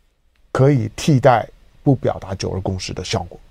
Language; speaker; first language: Chinese; native; Chinese